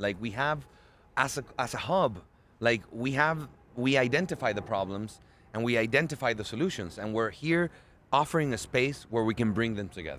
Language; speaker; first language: English; early bilingual, other home language; Spanish